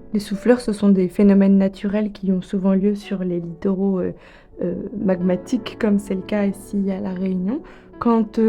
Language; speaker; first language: French; native; French